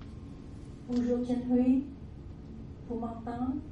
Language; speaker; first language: French; non-native, learner; Vietnamese